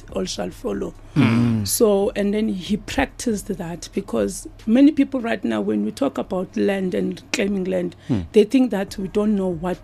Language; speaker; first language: English; non-native, local second language; Xhosa